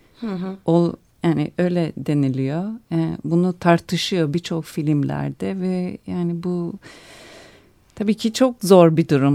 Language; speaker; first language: Turkish; early bilingual, heritage; Turkish